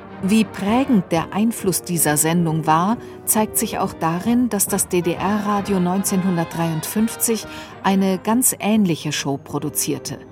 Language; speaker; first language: German; native; German